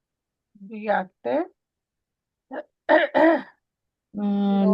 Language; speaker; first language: Italian; non-native, learner; Punjabi